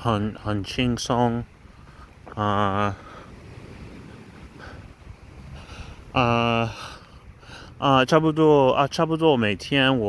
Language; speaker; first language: Chinese; non-native, learner; English